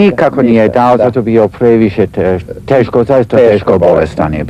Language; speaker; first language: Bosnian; early bilingual, heritage; Serbian